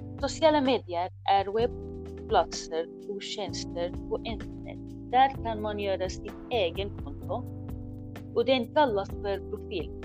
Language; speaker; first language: Swedish; non-native, learner; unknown